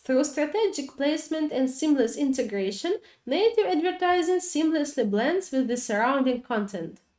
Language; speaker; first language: English; non-native, fluent; Ukrainian